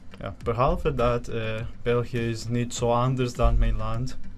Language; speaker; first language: Dutch; non-native, learner; Spanish